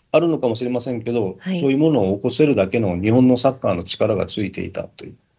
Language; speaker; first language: Japanese; native; Japanese